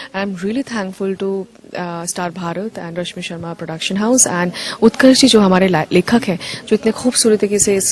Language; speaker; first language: Hindi; non-native, local second language; Bangla